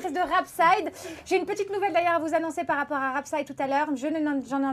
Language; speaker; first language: French; native; French